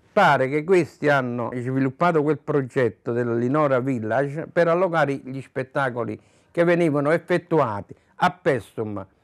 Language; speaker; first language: Italian; native; Italian